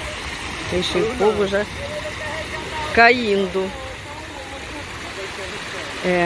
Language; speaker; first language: Portuguese; non-native, fluent; Russian